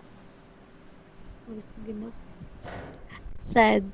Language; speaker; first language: Persian; non-native, learner; Urdu